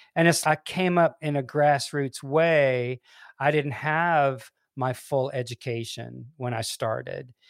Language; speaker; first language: English; native; English